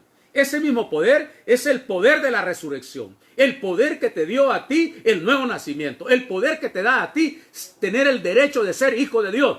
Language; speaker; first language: Spanish; native; Spanish